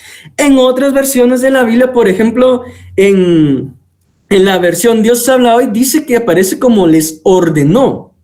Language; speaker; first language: Spanish; native; Spanish